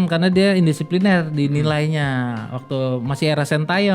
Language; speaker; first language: Indonesian; native; Indonesian